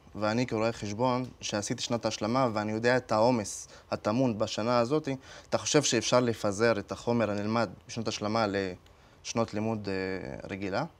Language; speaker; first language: Hebrew; non-native, local second language; Arabic